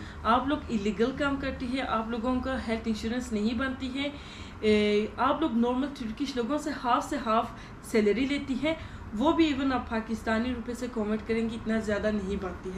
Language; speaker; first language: Hindi; non-native, learner; Turkish